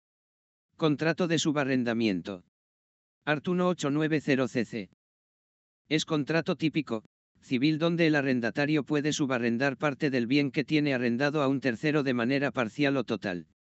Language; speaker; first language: Spanish; native; Spanish